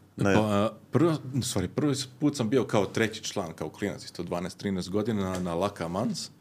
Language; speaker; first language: Serbian; early bilingual, heritage; Serbian